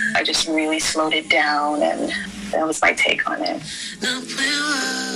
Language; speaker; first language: English; early bilingual, other home language; Haitian Creole